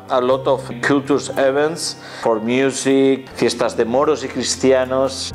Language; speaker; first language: English; non-native, fluent; Spanish